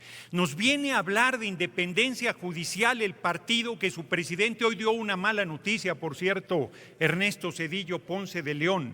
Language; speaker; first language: Spanish; native; Spanish